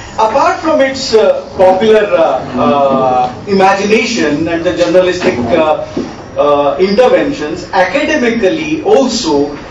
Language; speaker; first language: English; non-native, local second language; Kannada